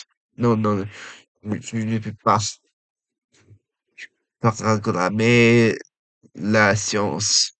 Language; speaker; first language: French; non-native, learner; Japanese